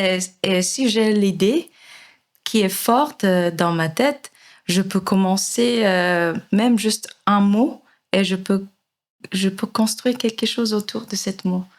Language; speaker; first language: French; non-native, fluent; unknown